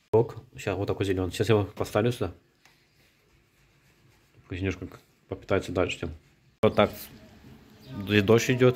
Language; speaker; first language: Russian; non-native, local second language; Azerbaijani